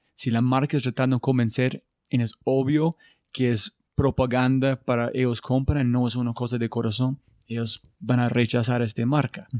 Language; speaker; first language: Spanish; non-native, learner; English